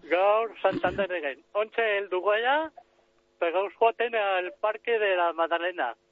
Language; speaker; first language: Basque; native; Basque